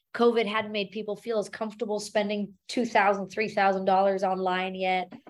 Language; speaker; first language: English; non-native, fluent; German